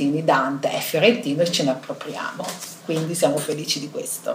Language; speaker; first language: Italian; native; Italian